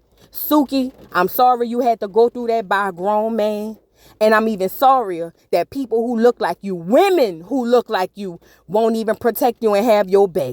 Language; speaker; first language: English; native; English